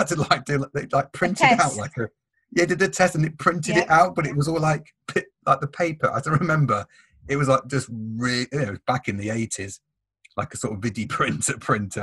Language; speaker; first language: English; native; English